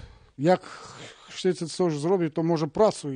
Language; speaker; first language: Polish; non-native, learner; Russian